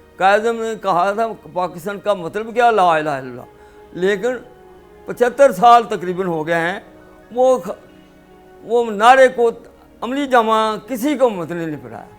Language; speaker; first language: Urdu; non-native, local second language; Punjabi